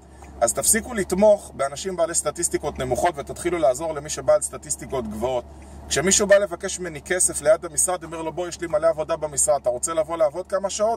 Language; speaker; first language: Hebrew; native; Hebrew